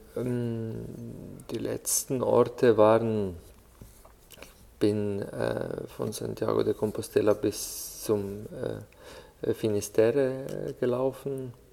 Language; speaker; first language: German; non-native, fluent; Slovenian